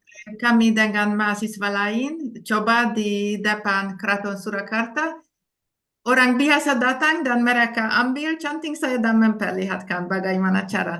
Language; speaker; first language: Indonesian; non-native, fluent; Hungarian